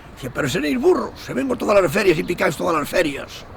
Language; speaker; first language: Spanish; non-native, local second language; Galician